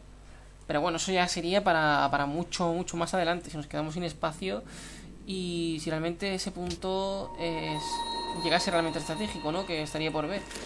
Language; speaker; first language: Spanish; native; Spanish